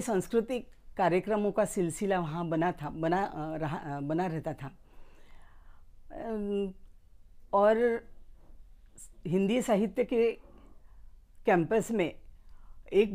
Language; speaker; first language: Hindi; native; Hindi